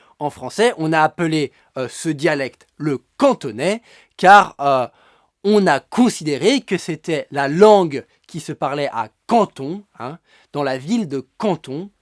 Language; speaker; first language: French; native; French